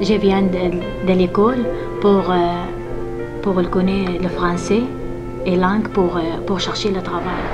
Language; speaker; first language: French; non-native, learner; Arabic